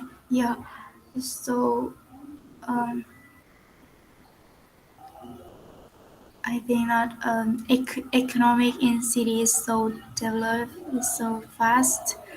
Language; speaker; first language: English; non-native, learner; Vietnamese